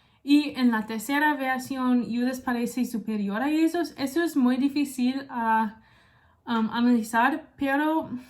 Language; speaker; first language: Spanish; non-native, learner; English